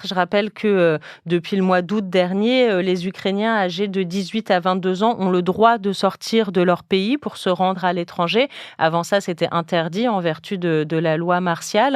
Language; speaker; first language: French; native; French